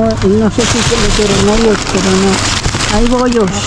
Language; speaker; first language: Spanish; native; Spanish